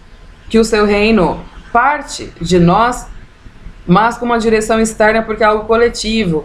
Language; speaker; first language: Portuguese; native; Portuguese